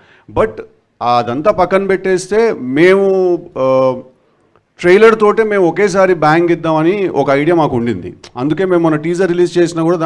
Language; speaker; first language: Telugu; native; Telugu